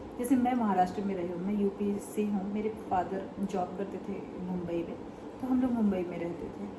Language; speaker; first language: Hindi; native; Hindi